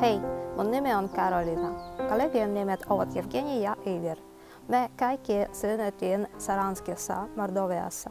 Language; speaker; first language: Finnish; non-native, fluent; Russian